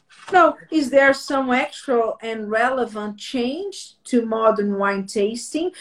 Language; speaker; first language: English; non-native, learner; Portuguese